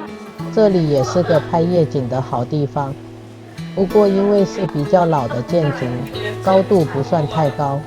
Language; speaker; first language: Chinese; native; Chinese